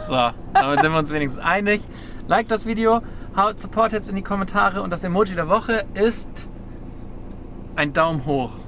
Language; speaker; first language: German; native; German